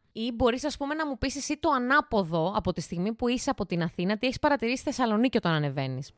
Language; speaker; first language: Greek; native; Greek